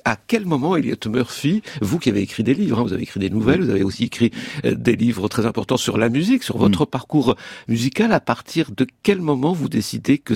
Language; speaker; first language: French; native; French